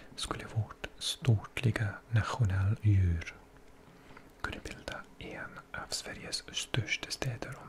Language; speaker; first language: Swedish; non-native, learner; Welsh